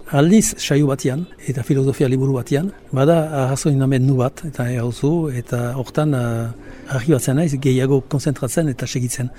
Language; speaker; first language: Basque; native; Basque